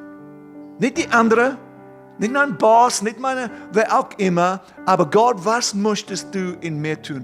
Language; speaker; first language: German; non-native, fluent; English